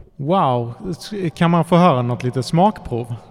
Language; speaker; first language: Swedish; native; Swedish